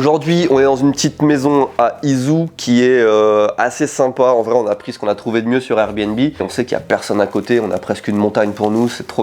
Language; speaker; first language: French; native; French